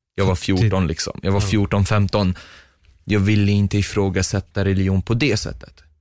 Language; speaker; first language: Swedish; non-native, fluent; Arabic